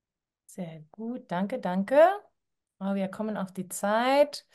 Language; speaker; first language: German; non-native, fluent; Spanish